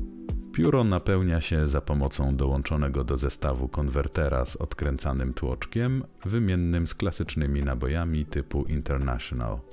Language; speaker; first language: Polish; native; Polish